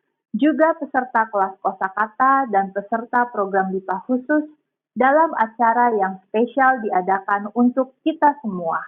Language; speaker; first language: Indonesian; native; Indonesian